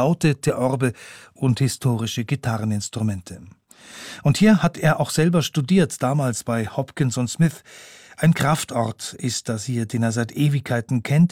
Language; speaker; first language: German; native; German